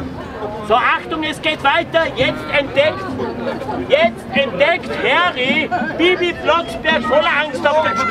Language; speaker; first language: German; native; German